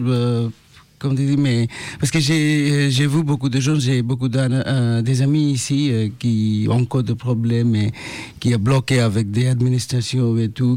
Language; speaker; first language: French; non-native, learner; Bangla